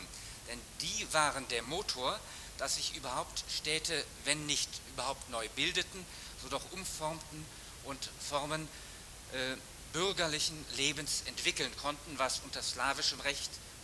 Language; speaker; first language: German; native; German